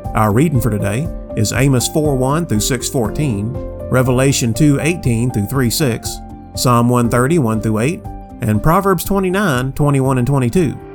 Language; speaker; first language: English; native; English